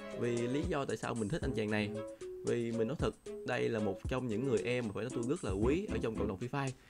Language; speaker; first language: Vietnamese; non-native, local second language; Chinese